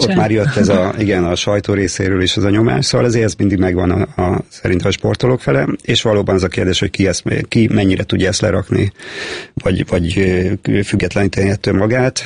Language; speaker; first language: Hungarian; native; Hungarian